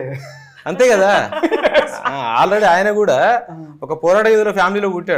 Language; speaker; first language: Telugu; native; Telugu